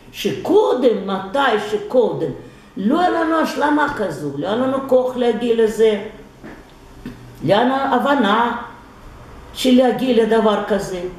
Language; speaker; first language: Hebrew; non-native, fluent; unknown